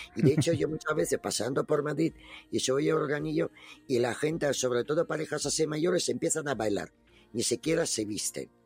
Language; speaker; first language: Spanish; non-native, fluent; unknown